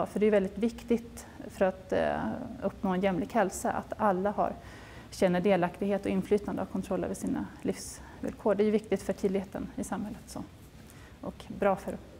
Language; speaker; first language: Swedish; native; Swedish